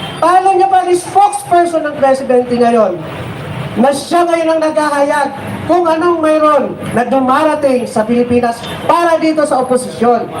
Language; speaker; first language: Filipino; native; Filipino